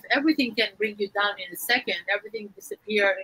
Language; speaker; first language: English; non-native, fluent; Arabic